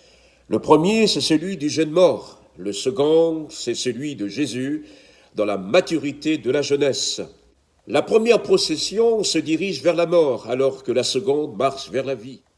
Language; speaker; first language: French; native; French